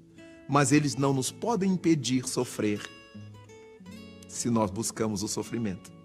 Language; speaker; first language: Portuguese; native; Portuguese